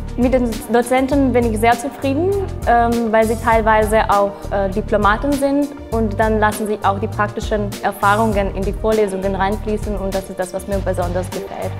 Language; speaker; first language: German; non-native, fluent; Croatian